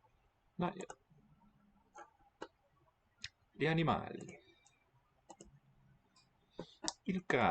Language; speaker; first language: Italian; non-native, learner; English